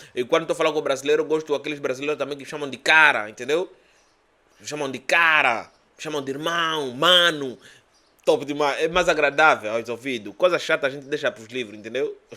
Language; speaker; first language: Portuguese; native; Portuguese